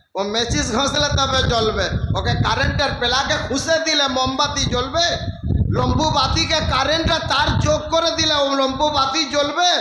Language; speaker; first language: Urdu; non-native, local second language; Bangla